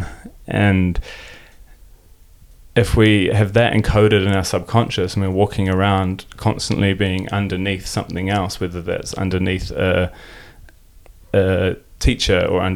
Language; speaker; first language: English; non-native, local second language; German